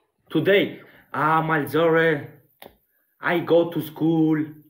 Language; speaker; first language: English; non-native, learner; Albanian